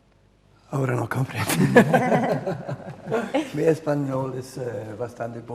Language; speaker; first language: Spanish; non-native, fluent; German